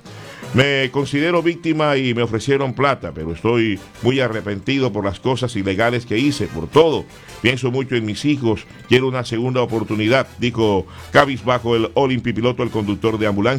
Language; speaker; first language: Spanish; native; Spanish